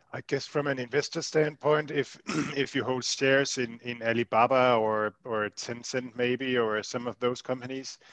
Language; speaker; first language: English; non-native, fluent; Danish